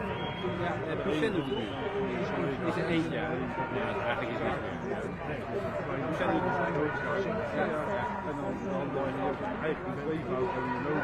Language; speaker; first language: Dutch; native; Dutch